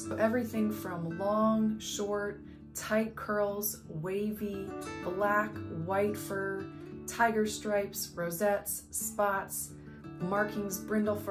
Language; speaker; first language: English; native; English